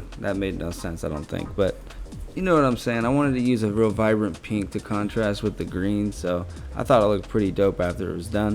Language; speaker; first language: English; native; English